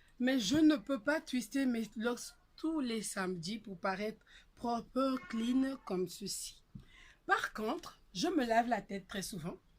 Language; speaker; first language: French; non-native, local second language; Lingala